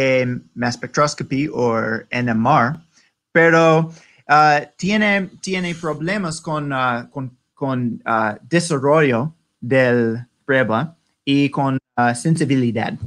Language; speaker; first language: Spanish; non-native, learner; English